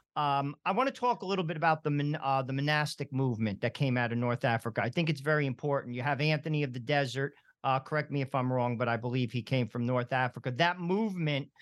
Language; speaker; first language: English; early bilingual, other home language; Italian